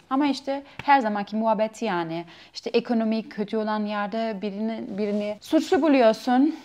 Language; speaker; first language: Turkish; non-native, fluent; German